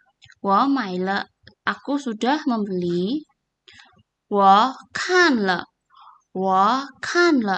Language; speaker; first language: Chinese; non-native, fluent; Indonesian